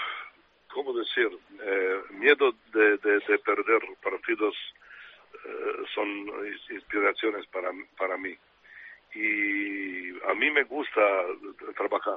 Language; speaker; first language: Spanish; non-native, fluent; Serbian